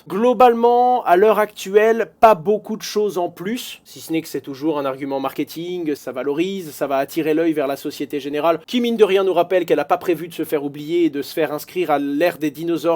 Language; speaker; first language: French; native; French